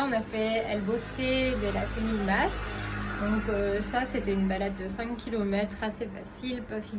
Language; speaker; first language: French; native; French